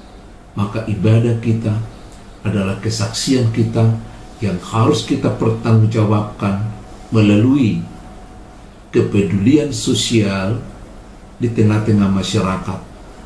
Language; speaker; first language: Indonesian; native; Indonesian